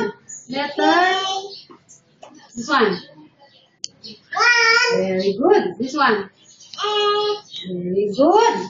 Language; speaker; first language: English; non-native, local second language; Filipino